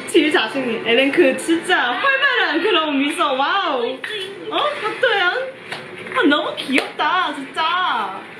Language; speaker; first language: Korean; non-native, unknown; Chinese